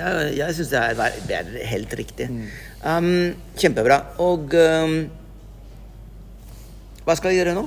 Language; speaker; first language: Norwegian; non-native, fluent; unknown